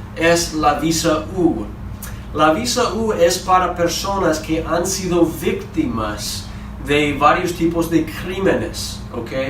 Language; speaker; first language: Spanish; non-native, fluent; English